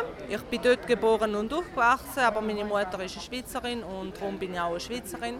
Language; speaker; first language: German; early bilingual, heritage; Italian